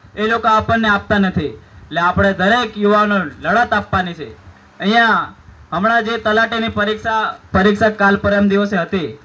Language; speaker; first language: Gujarati; non-native, local second language; Rathawi